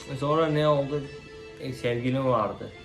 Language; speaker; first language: Turkish; non-native, learner; Uzbek